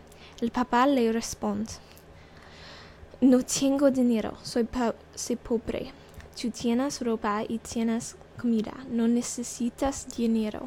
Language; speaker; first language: Spanish; non-native, learner; English